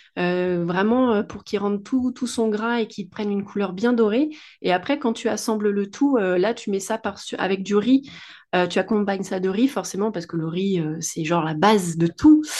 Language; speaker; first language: French; native; French